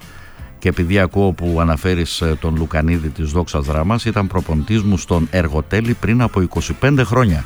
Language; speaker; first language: Greek; native; Greek